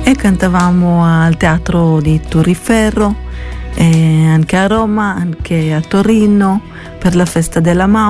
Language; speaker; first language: Italian; non-native, fluent; Hebrew